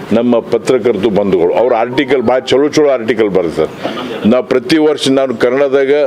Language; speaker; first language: Kannada; non-native, local second language; Lambadi